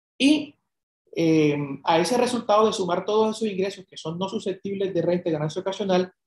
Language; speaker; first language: Spanish; native; Spanish